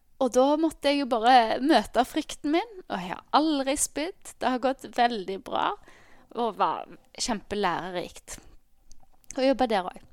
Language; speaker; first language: Norwegian; native; Norwegian